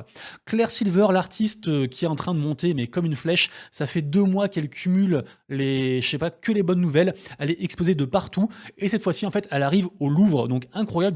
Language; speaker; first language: French; native; French